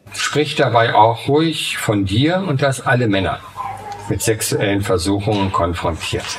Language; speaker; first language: German; native; German